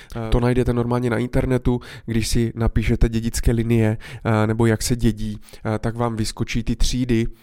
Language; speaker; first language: Czech; native; Czech